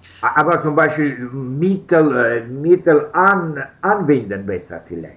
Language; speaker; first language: German; non-native, learner; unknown